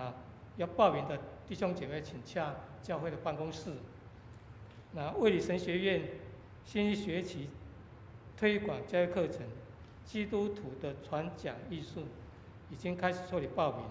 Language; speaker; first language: Chinese; native; Chinese